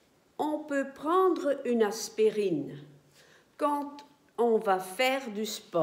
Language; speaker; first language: French; non-native, fluent; Dutch